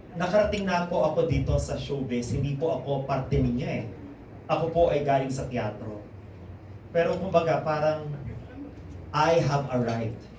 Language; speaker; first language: Filipino; native; Filipino